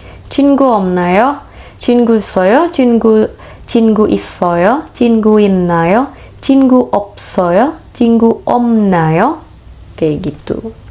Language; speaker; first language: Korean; non-native, learner; Indonesian